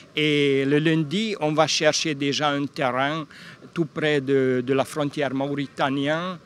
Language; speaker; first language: French; non-native, local second language; Hungarian